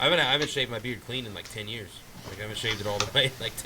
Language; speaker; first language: English; native; English